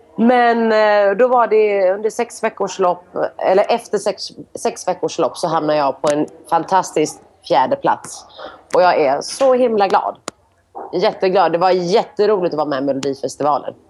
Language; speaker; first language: Swedish; early bilingual, other home language; Greek